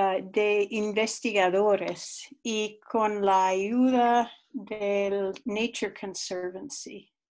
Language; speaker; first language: Spanish; non-native, fluent; English